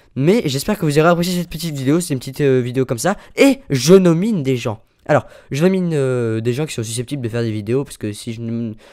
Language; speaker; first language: French; native; French